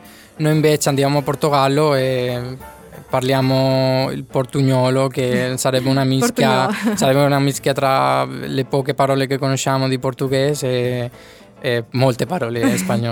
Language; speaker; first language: Italian; non-native, fluent; Spanish